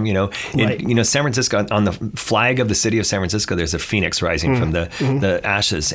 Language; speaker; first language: English; native; English